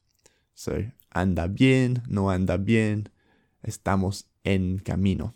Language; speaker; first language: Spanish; non-native, fluent; English